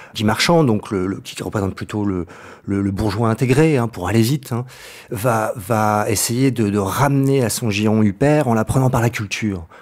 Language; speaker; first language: French; native; French